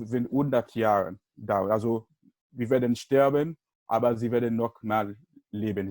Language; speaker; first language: German; non-native, learner; Haitian Creole